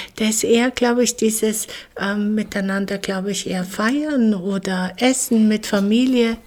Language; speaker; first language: German; native; German